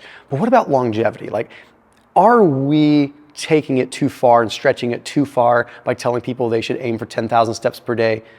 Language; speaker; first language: English; native; English